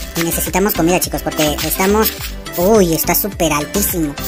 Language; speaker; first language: Spanish; native; Spanish